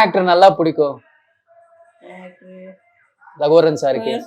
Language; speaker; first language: Tamil; non-native, fluent; Telugu